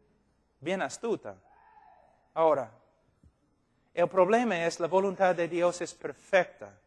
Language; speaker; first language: Spanish; non-native, fluent; English